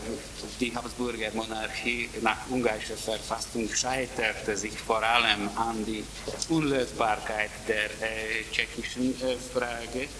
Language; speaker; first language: German; non-native, fluent; Italian